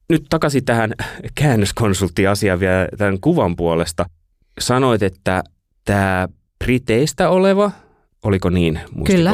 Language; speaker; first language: Finnish; native; Finnish